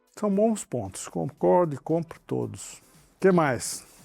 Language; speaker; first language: Portuguese; native; Portuguese